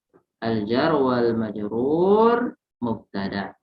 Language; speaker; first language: Arabic; non-native, fluent; Indonesian